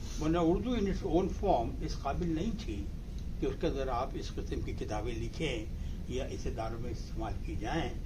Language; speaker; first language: Urdu; native; Urdu